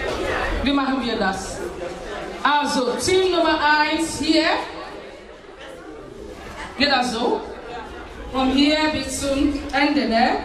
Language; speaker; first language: German; non-native, fluent; Igbo